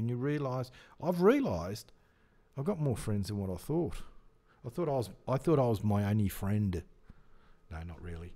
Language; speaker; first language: English; native; English